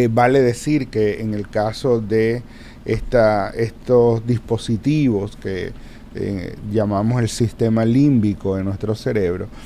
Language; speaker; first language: Spanish; native; Spanish